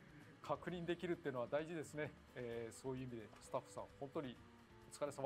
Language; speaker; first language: Japanese; native; Japanese